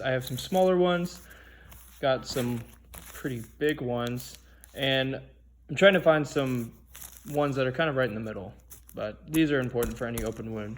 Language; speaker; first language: English; native; English